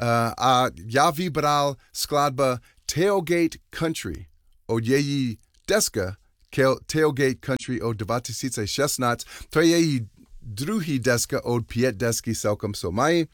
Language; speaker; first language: Czech; non-native, learner; English